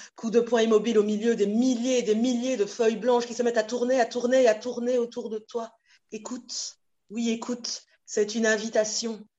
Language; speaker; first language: French; native; French